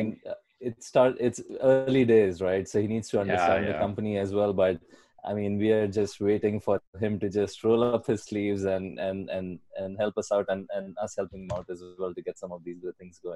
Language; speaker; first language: English; non-native, local second language; Marathi